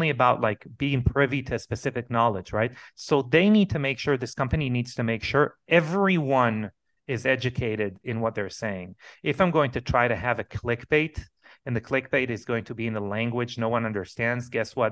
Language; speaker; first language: English; non-native, fluent; Hebrew